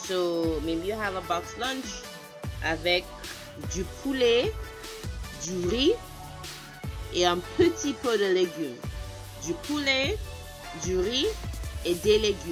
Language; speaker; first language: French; non-native, fluent; English